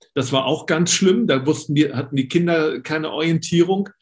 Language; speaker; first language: German; native; German